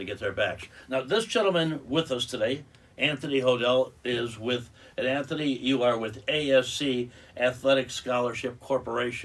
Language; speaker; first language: English; native; English